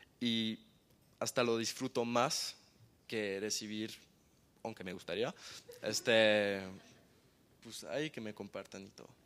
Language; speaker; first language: Spanish; early bilingual, heritage; Spanish